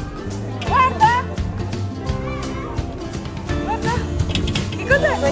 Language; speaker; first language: Italian; non-native, learner; Filipino